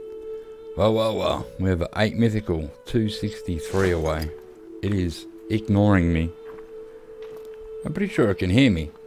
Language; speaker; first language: English; native; English